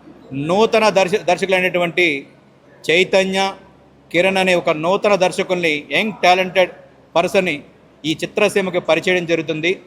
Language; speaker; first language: Telugu; native; Telugu